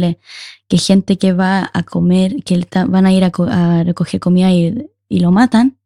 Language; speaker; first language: Spanish; early bilingual, heritage; Spanish